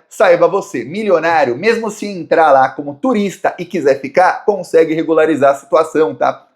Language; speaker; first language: Portuguese; native; Portuguese